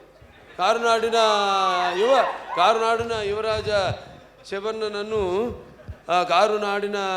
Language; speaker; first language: Telugu; native; Telugu